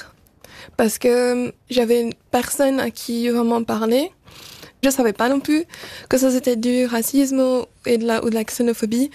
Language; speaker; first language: French; early bilingual, other home language; Portuguese